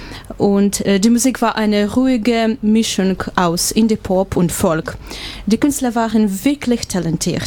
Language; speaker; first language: German; non-native, learner; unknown